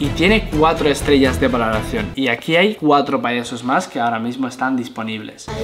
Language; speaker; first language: Spanish; native; Spanish